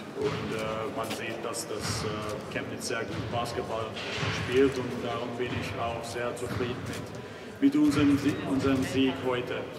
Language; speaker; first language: German; non-native, fluent; Finnish